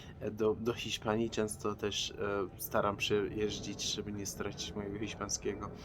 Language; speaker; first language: Polish; non-native, fluent; Persian